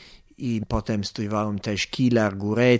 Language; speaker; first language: Polish; non-native, fluent; Italian